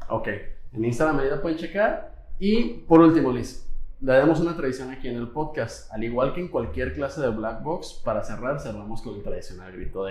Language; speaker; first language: Spanish; native; Spanish